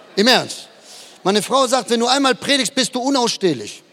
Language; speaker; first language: German; native; German